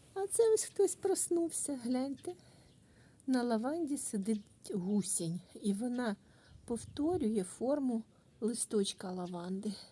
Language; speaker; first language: Ukrainian; native; Ukrainian